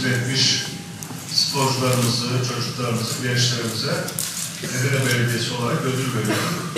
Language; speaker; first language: Turkish; native; Turkish